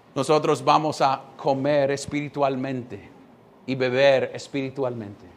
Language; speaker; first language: Spanish; non-native, fluent; English